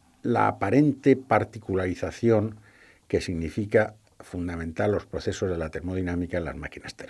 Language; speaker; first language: Spanish; native; Spanish